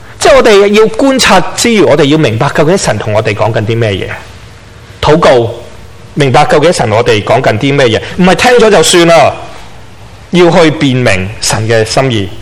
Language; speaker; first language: Chinese; non-native, local second language; Cantonese